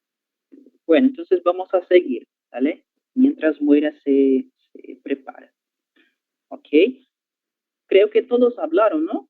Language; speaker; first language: Spanish; non-native, learner; Portuguese